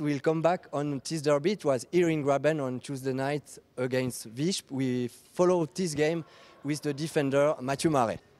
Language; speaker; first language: English; non-native, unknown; French